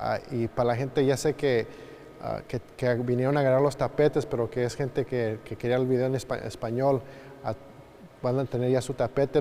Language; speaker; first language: Spanish; early bilingual, heritage; Spanish